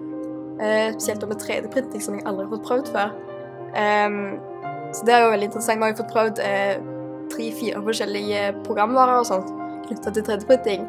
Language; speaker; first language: Norwegian; native; Norwegian